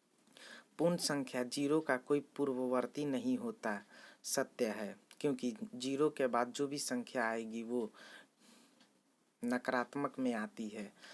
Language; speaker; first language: Hindi; native; Hindi